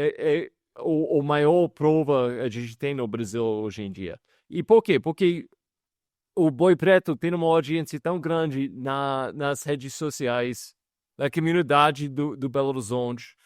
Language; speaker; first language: Portuguese; non-native, fluent; English